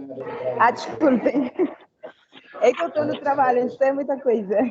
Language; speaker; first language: Portuguese; non-native, local second language; Kabuverdianu